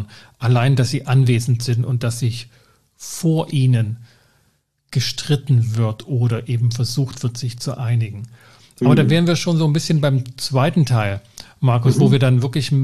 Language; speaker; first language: German; native; German